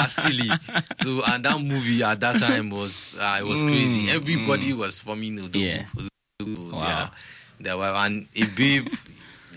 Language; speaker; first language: English; non-native, local second language; Igbo